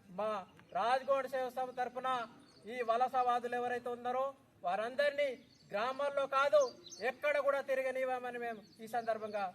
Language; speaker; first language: Telugu; non-native, local second language; Gondi